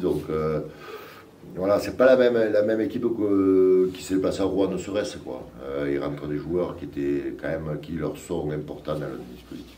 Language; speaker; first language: French; native; French